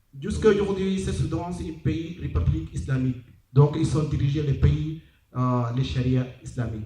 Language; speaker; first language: French; non-native, learner; Arabic